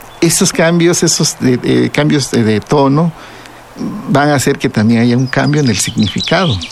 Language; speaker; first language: Spanish; non-native, local second language; Zapotec